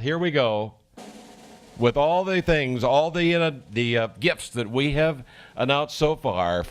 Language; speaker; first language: English; native; English